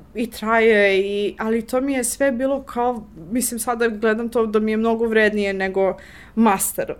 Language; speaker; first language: Serbian; non-native, fluent; English